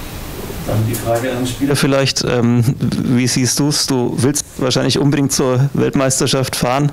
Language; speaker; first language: German; native; German